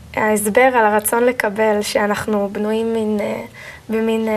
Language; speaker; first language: Hebrew; native; Hebrew